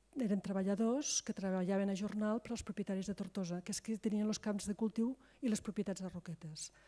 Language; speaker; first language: Catalan; native; Catalan